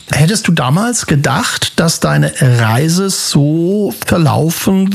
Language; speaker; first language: German; native; German